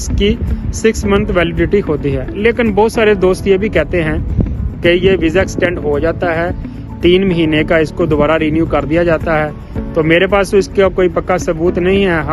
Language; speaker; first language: Urdu; native; Urdu